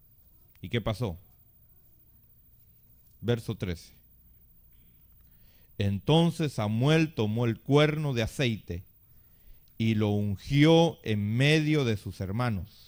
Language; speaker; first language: Spanish; native; Spanish